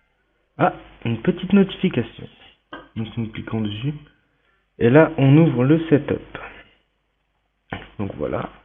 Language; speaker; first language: French; native; French